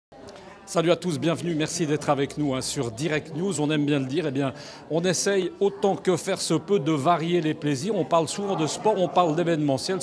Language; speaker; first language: French; native; French